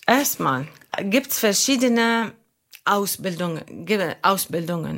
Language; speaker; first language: German; non-native, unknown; Arabic